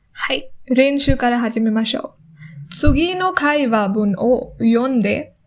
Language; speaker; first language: Japanese; non-native, learner; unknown